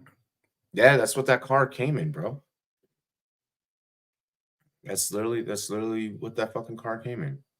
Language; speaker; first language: English; native; English